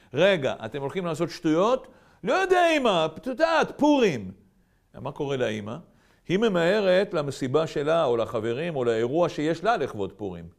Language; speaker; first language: Hebrew; native; Hebrew